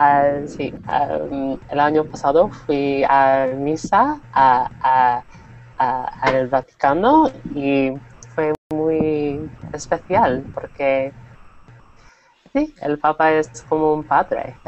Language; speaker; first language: Spanish; non-native, learner; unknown